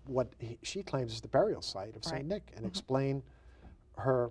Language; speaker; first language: English; native; English